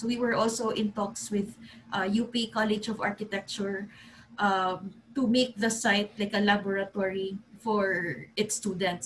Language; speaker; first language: English; non-native, local second language; Cebuano